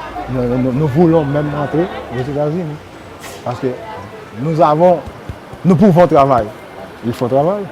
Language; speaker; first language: French; non-native, local second language; Haitian Creole